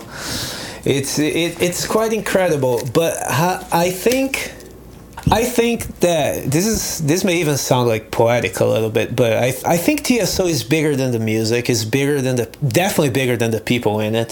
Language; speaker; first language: English; non-native, fluent; Portuguese